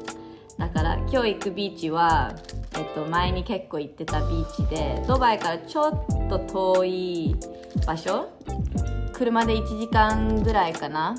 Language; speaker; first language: Japanese; early bilingual, heritage; English